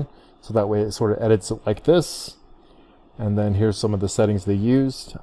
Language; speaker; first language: English; native; English